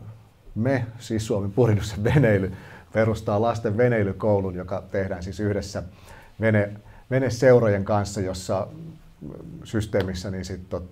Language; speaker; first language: Finnish; native; Finnish